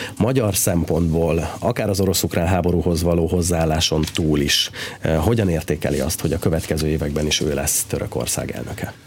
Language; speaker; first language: Hungarian; native; Hungarian